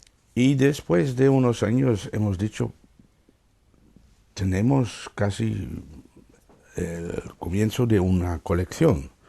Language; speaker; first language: Spanish; non-native, fluent; Dutch